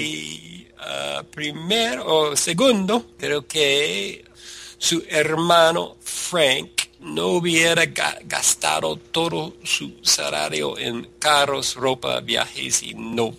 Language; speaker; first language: Spanish; non-native, learner; English